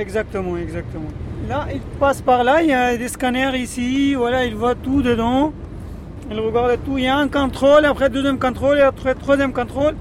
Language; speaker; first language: French; non-native, learner; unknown